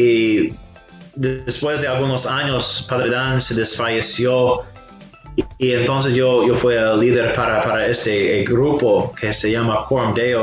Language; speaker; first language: Spanish; non-native, fluent; English